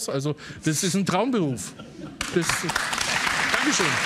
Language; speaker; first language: German; native; German